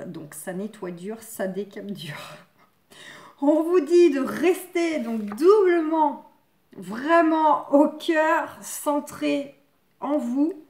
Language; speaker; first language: French; native; French